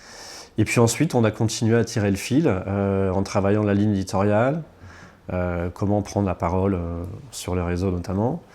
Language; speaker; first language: French; native; French